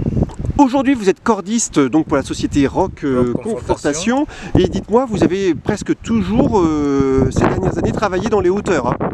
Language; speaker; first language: French; native; French